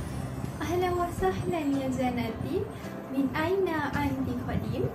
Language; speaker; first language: Arabic; non-native, learner; Malay